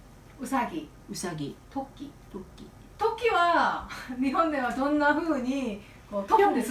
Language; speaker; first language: Japanese; non-native, fluent; Korean